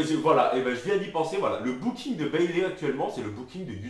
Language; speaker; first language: French; native; French